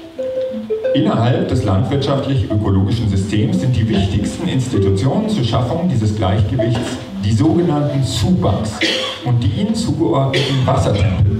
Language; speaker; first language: German; native; German